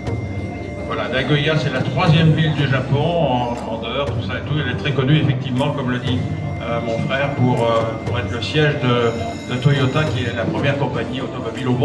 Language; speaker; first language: French; native; French